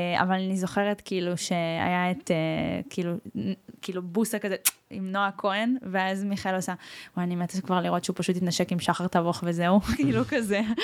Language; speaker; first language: Hebrew; early bilingual, other home language; Russian